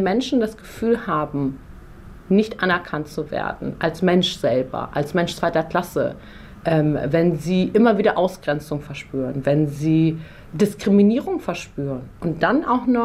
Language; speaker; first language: German; early bilingual, other home language; Persian